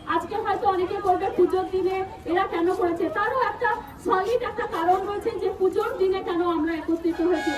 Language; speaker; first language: Bangla; non-native, local second language; Santali